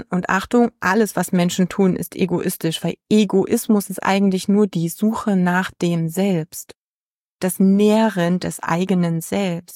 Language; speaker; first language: German; native; German